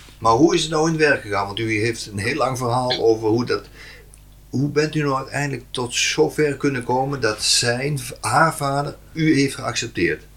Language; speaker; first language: Dutch; native; Dutch